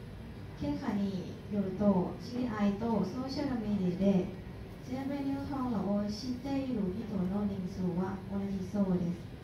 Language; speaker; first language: Japanese; non-native, learner; Thai